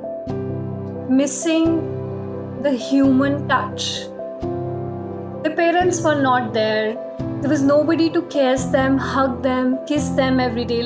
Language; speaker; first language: English; non-native, local second language; Hindi